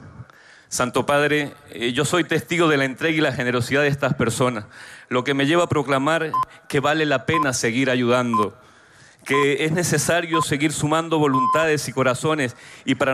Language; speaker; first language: Spanish; native; Spanish